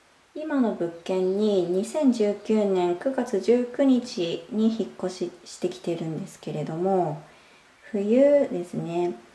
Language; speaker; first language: Japanese; native; Japanese